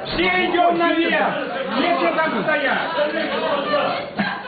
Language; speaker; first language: Russian; native; Russian